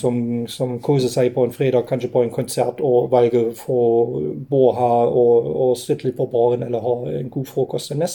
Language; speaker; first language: Norwegian; non-native, fluent; German